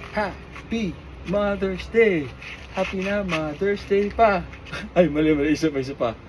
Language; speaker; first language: Filipino; native; Filipino